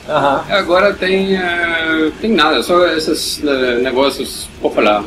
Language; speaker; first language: Portuguese; non-native, learner; Norwegian